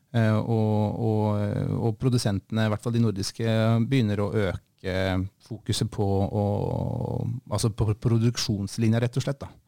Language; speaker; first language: Norwegian; native; Norwegian